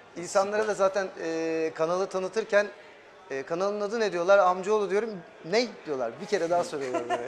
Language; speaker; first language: Turkish; early bilingual, heritage; German